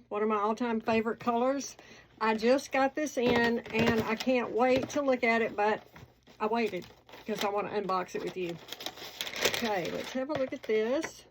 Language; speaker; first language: English; native; English